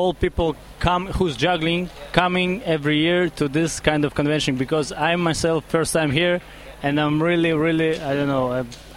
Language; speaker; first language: English; non-native, learner; Russian